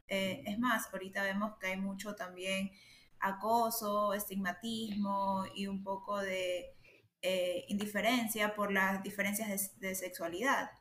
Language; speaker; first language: Spanish; native; Spanish